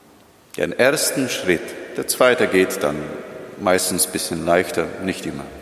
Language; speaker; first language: German; non-native, fluent; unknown